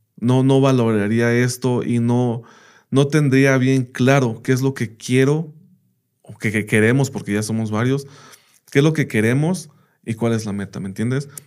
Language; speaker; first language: Spanish; early bilingual, heritage; Spanish